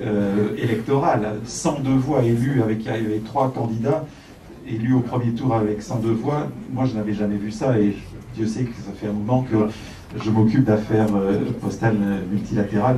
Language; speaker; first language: French; native; French